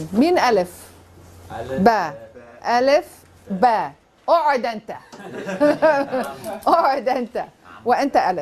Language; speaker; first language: Arabic; non-native, fluent; English